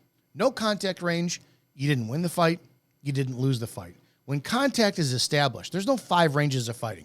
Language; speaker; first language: English; native; English